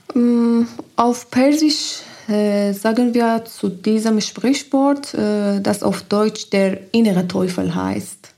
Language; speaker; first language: German; non-native, learner; Persian